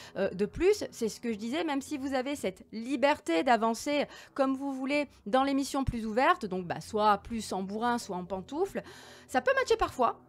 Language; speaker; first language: French; native; French